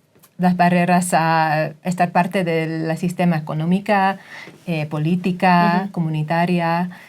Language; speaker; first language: Spanish; non-native, fluent; English